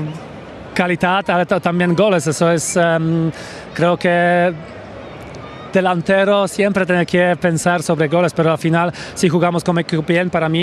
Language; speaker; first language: Spanish; non-native, fluent; Polish